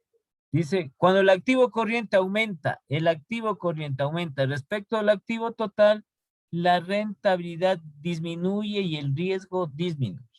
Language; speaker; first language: Spanish; native; Spanish